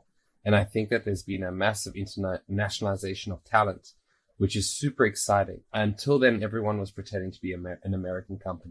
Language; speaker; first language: English; native; English